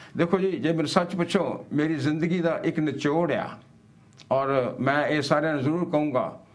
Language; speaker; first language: Punjabi; early bilingual, heritage; Punjabi